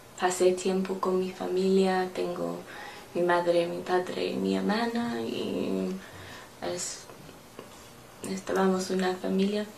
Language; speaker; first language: Spanish; non-native, learner; English